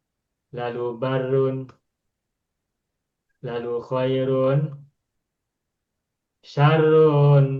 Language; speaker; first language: Arabic; non-native, fluent; Indonesian